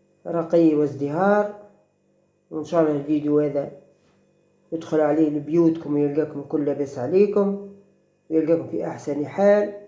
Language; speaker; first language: Arabic; native; Arabic